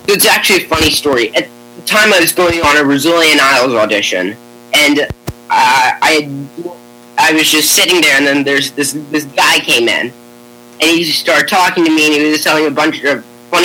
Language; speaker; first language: English; native; English